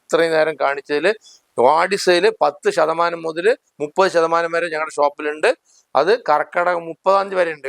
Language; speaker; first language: Malayalam; native; Malayalam